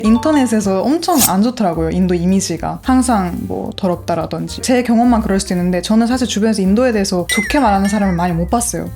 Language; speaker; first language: Korean; non-native, fluent; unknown